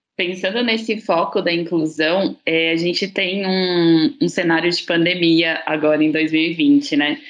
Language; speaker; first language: Portuguese; native; Portuguese